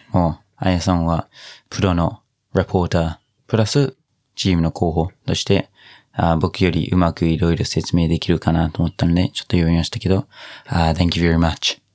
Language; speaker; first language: Japanese; non-native, fluent; English